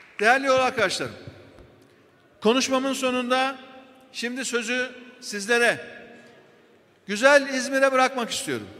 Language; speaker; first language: Turkish; native; Turkish